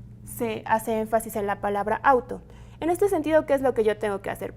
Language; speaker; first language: Spanish; native; Spanish